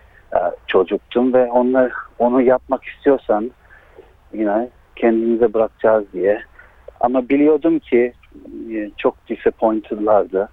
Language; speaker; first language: Turkish; early bilingual, heritage; Turkish